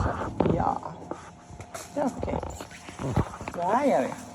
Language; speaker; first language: Swedish; non-native, learner; Mongolian